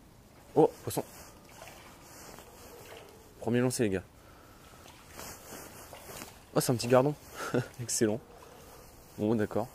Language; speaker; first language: French; native; French